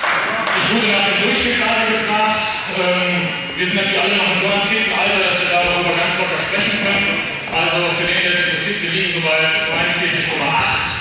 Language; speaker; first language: German; native; German